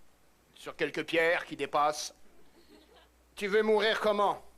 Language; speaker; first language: French; native; French